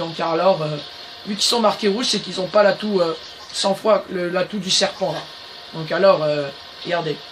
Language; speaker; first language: French; native; French